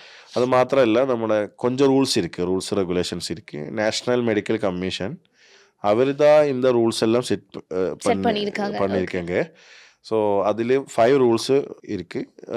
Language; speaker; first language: Tamil; non-native, learner; Malayalam